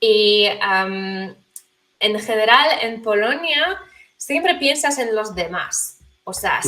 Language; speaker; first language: Spanish; non-native, fluent; Polish